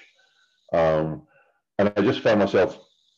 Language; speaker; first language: English; native; English